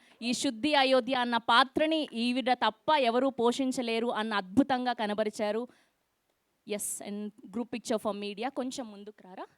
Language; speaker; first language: Telugu; native; Telugu